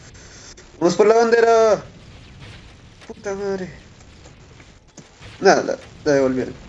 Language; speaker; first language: Spanish; native; Spanish